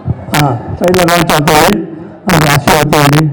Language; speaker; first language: Telugu; non-native, learner; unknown